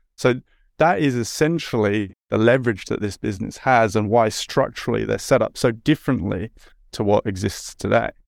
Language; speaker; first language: English; native; English